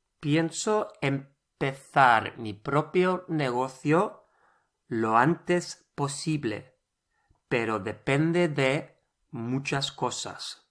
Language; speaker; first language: Spanish; non-native, fluent; English